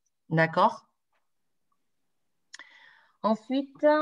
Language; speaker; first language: French; native; French